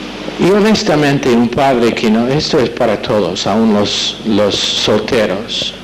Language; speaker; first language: Spanish; non-native, fluent; English